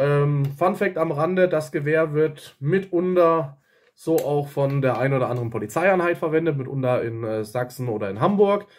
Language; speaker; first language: German; native; German